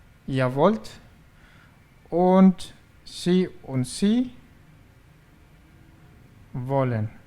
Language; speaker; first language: German; non-native, fluent; Spanish